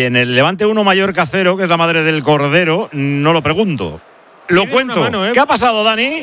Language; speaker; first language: Spanish; native; Spanish